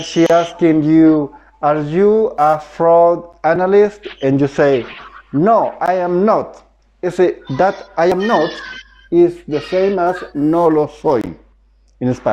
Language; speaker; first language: English; non-native, fluent; Spanish